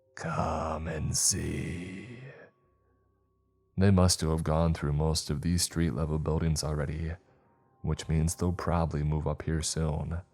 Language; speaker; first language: English; native; English